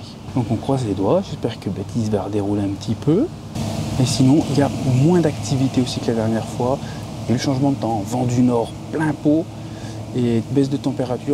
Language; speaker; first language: French; native; French